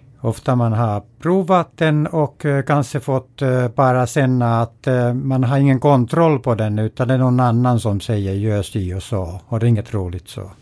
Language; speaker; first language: Swedish; non-native, fluent; Finnish